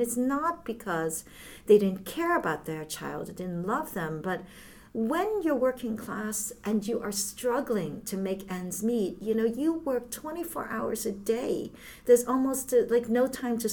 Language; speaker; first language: English; early bilingual, other home language; Cantonese